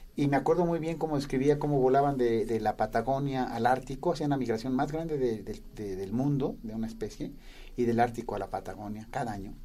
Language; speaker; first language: Spanish; native; Spanish